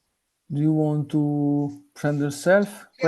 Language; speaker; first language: English; non-native, fluent; Italian